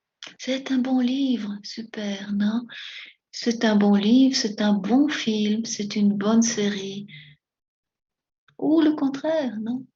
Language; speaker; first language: French; non-native, fluent; Spanish